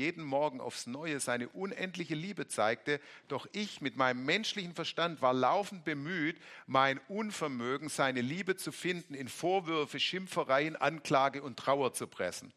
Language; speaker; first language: German; native; German